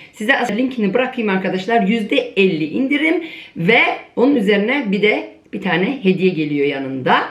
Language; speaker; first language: Turkish; early bilingual, heritage; Turkish